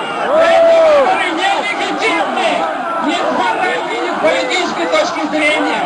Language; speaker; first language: Russian; native; Russian